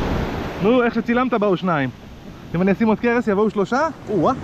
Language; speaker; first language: Hebrew; native; Hebrew